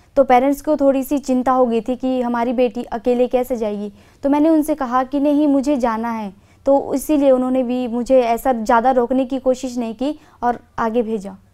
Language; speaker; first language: Hindi; native; Hindi